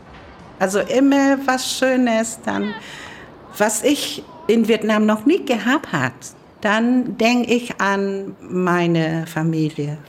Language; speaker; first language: German; non-native, learner; Vietnamese